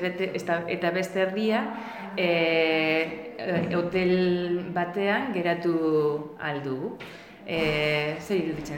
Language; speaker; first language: Basque; non-native, learner; Spanish